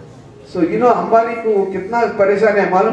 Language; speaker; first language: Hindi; non-native, local second language; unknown